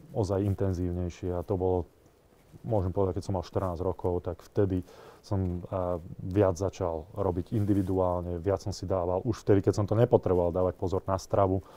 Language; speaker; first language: Slovak; native; Slovak